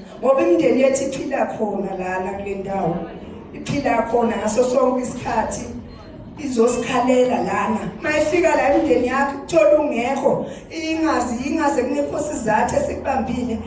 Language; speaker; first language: Zulu; non-native, local second language; Swati